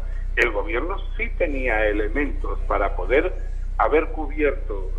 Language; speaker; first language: Spanish; native; Spanish